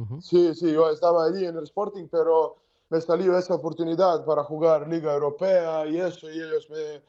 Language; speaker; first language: Spanish; non-native, learner; Serbian